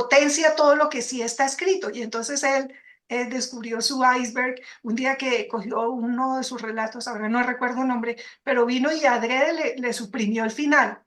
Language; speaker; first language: Spanish; native; Spanish